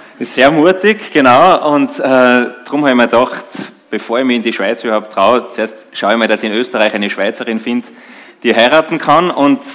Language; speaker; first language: German; native; German